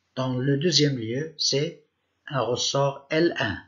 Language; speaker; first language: French; non-native, local second language; Arabic